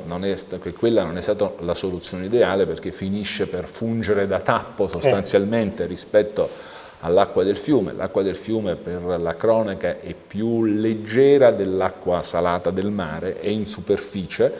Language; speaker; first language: Italian; native; Italian